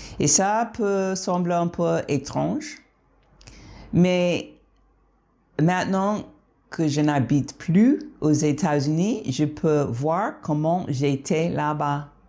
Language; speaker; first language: French; non-native, fluent; English